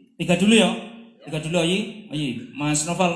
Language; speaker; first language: Indonesian; native; Indonesian